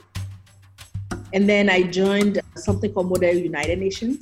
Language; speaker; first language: English; non-native, local second language; Yoruba